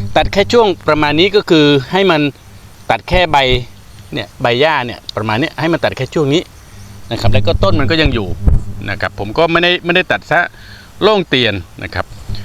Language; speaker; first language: Thai; non-native, local second language; Khmer